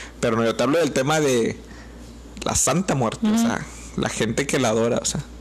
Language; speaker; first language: Spanish; native; Spanish